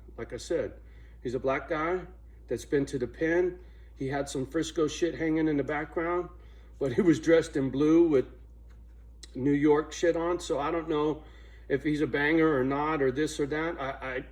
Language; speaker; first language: English; native; English